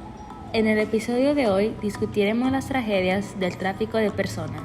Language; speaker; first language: Spanish; early bilingual, heritage; Spanish